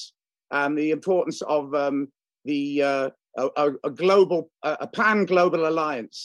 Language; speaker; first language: English; non-native, fluent; French